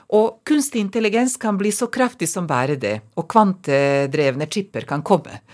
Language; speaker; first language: Norwegian; non-native, fluent; Serbian